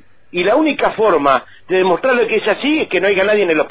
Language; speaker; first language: Spanish; native; Spanish